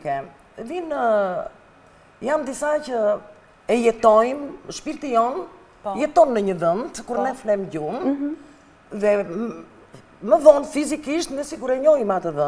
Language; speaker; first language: Albanian; native; Albanian